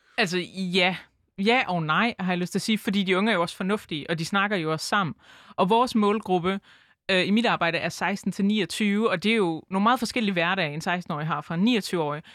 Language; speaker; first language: Danish; native; Danish